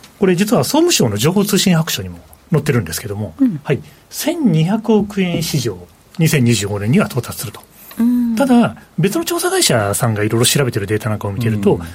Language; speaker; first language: Japanese; native; Japanese